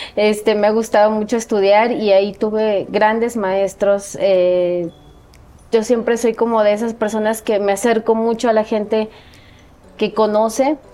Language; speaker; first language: Spanish; native; Spanish